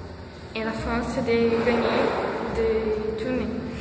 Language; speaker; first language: French; non-native, learner; Portuguese